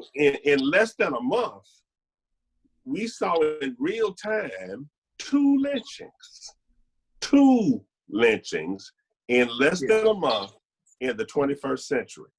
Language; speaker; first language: English; native; English